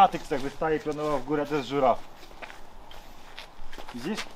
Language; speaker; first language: Polish; native; Polish